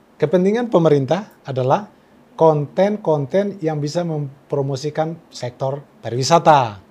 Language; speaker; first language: Indonesian; non-native, local second language; Tetum